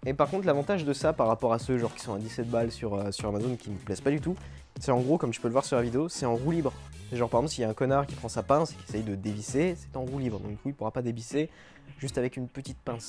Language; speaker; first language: French; native; French